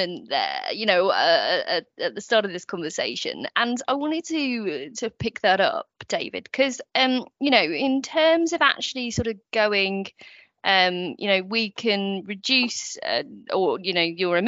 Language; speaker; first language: English; native; English